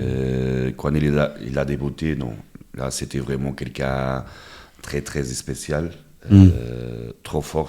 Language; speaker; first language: French; non-native, fluent; Portuguese